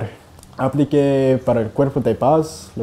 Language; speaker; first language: Spanish; non-native, fluent; English